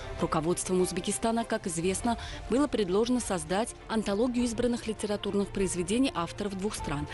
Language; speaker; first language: Russian; non-native, local second language; Uzbek